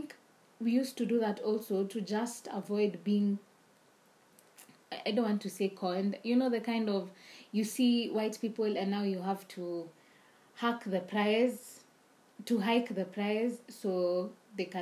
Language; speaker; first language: English; non-native, local second language; Swahili